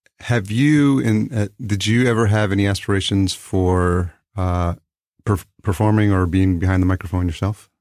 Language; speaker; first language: English; early bilingual, other home language; Spanish